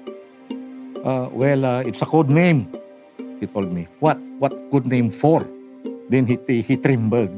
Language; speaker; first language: English; non-native, local second language; Pangasinan